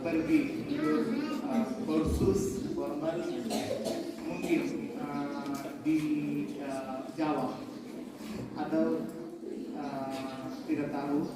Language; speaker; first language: Indonesian; non-native, learner; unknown